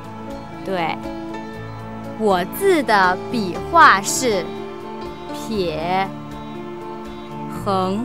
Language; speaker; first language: Chinese; native; Chinese